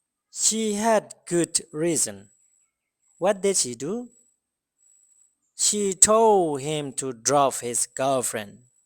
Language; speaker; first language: English; non-native, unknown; Burmese